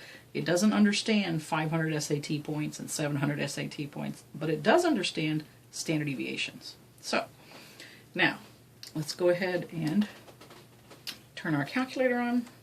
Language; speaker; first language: English; native; English